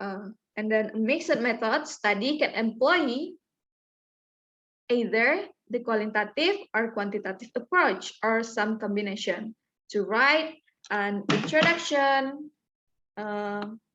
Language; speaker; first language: English; non-native, learner; Indonesian